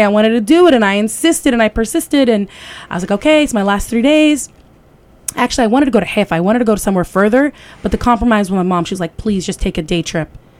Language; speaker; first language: English; native; English